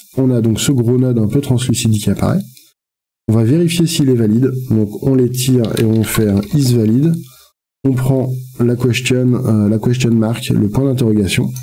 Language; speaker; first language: French; native; French